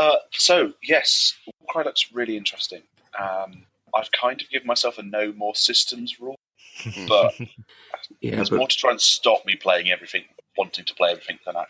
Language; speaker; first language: English; native; English